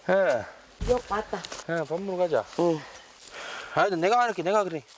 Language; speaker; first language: Korean; native; Korean